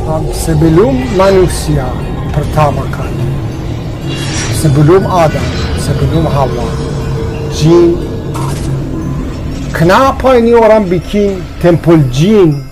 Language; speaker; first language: Indonesian; non-native, learner; Persian